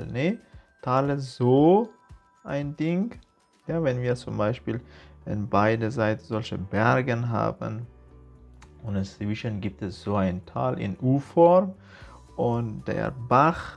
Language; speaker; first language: German; non-native, fluent; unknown